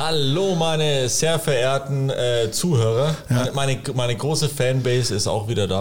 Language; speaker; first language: German; non-native, fluent; English